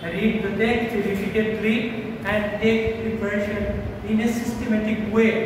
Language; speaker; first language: English; non-native, local second language; Bangla